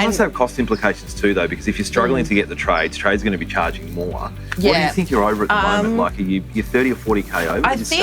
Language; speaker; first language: English; native; English